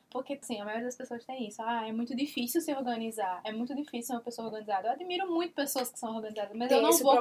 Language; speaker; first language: Portuguese; native; Portuguese